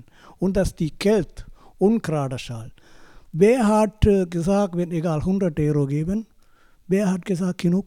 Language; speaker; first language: German; non-native, learner; Tamil